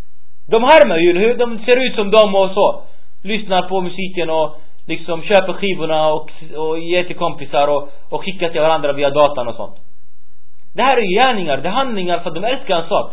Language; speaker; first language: Swedish; early bilingual, other home language; Arabic